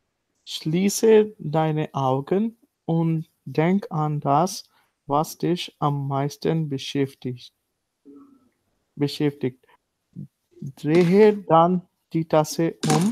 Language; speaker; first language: German; non-native, learner; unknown